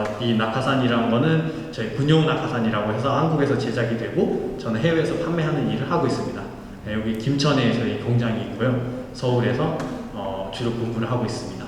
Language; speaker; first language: Korean; non-native, fluent; Nepali